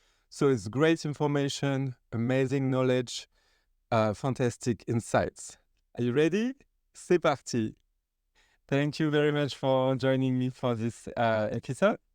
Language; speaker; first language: English; non-native, fluent; French